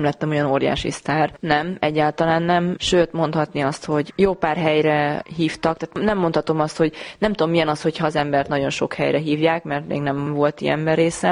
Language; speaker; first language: Hungarian; native; Hungarian